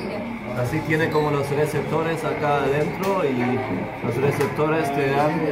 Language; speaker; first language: Spanish; non-native, fluent; German